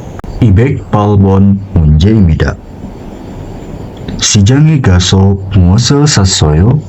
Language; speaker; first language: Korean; non-native, fluent; Indonesian